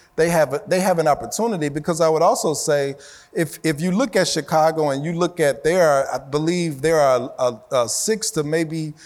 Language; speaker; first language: English; native; English